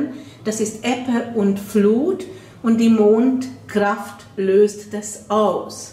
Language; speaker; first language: German; non-native, fluent; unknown